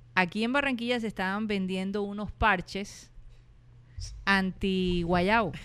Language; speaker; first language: Spanish; native; Spanish